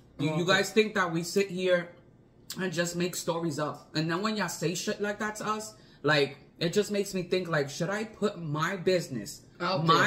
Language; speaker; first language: English; native; English